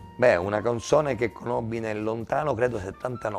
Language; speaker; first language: Italian; native; Italian